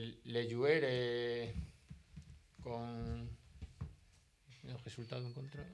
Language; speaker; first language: French; non-native, learner; Spanish